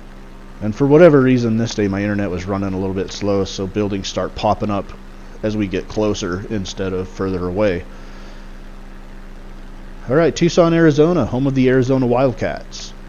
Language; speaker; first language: English; native; English